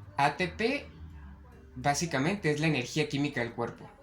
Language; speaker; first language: Spanish; native; Spanish